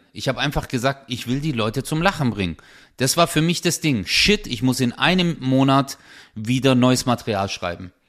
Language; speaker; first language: German; early bilingual, other home language; Turkish